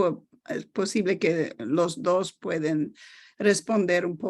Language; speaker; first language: Spanish; non-native, learner; English